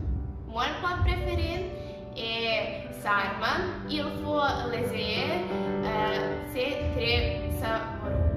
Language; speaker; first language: French; non-native, learner; Serbian